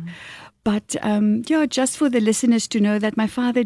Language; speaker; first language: English; non-native, fluent; Afrikaans